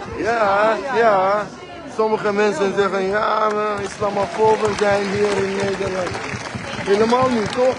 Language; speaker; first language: Dutch; non-native, fluent; Azerbaijani